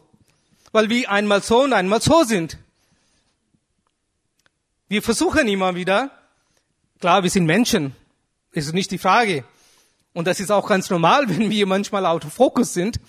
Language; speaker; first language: German; non-native, fluent; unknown